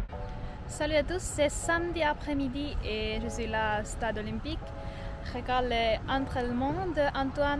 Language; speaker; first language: French; non-native, fluent; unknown